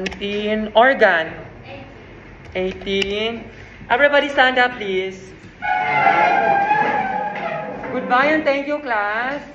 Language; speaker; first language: English; non-native, local second language; Filipino